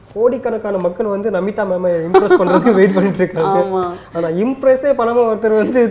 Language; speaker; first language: Tamil; native; Tamil